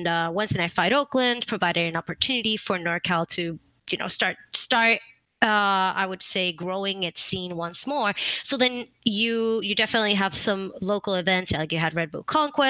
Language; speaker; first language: English; non-native, fluent; Spanish